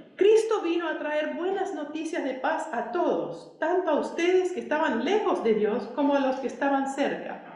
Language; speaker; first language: Spanish; early bilingual, other home language; English